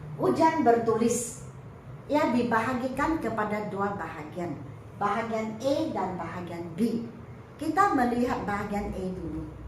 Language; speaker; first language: Malay; non-native, local second language; Chinese